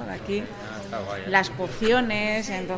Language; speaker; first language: Spanish; native; Spanish